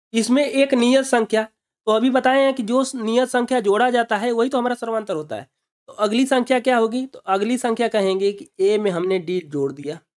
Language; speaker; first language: Hindi; native; Hindi